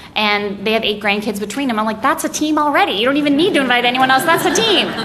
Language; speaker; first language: English; native; English